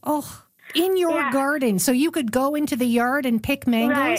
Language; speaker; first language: English; native; English